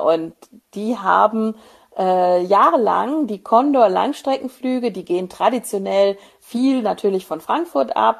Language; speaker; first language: German; native; German